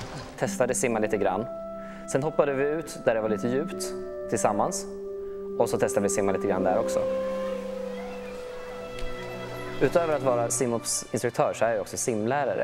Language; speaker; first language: Swedish; native; Swedish